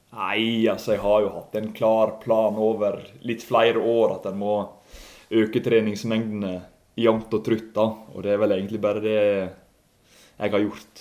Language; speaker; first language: Norwegian; native; Norwegian